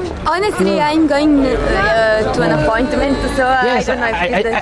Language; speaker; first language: English; non-native, fluent; Italian